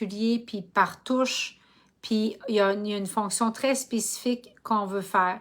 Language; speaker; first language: French; native; French